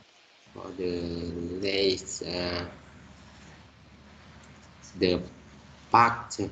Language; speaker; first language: English; non-native, learner; Vietnamese